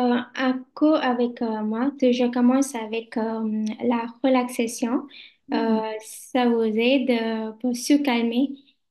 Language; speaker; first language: French; non-native, learner; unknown